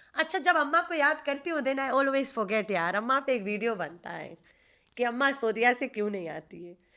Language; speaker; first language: Urdu; non-native, local second language; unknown